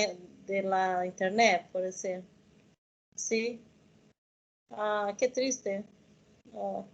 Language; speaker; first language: Spanish; non-native, learner; Portuguese